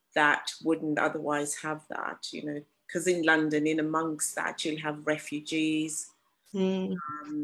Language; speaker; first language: English; non-native, local second language; Shona